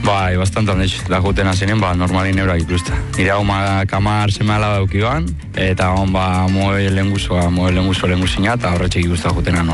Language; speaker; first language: Basque; early bilingual, other home language; Spanish